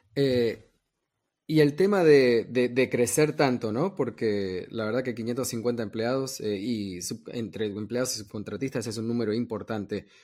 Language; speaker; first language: Spanish; native; Spanish